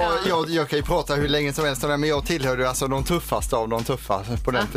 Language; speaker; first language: Swedish; native; Swedish